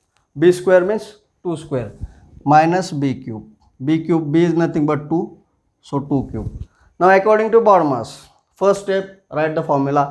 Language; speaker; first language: English; non-native, local second language; Marathi